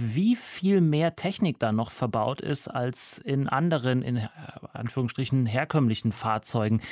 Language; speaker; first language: German; native; German